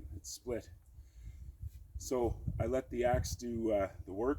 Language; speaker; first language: English; native; English